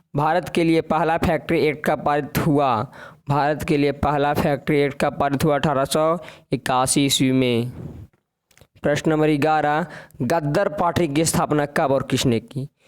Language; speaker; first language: Hindi; native; Hindi